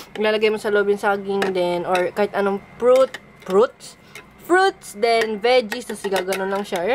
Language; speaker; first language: Filipino; early bilingual, heritage; Filipino